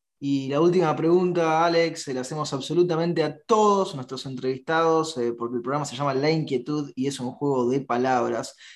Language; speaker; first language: Spanish; native; Spanish